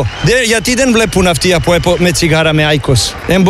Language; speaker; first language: Greek; non-native, learner; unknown